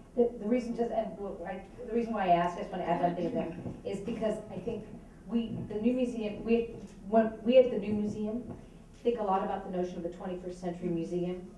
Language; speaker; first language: English; native; English